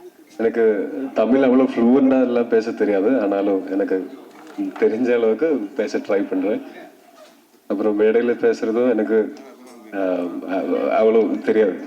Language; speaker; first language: Tamil; non-native, local second language; Malayalam